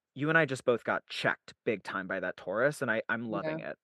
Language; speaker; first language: English; native; English